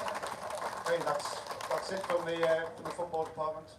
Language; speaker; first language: English; native; English